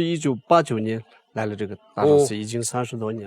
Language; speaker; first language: Chinese; non-native, local second language; Tibetan